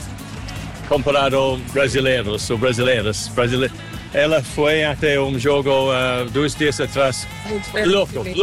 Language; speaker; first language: Portuguese; non-native, learner; English